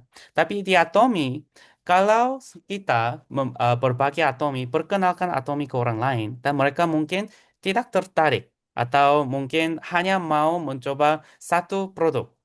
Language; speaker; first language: Indonesian; non-native, fluent; Korean